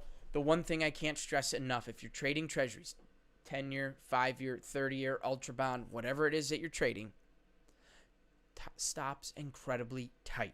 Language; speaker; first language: English; native; English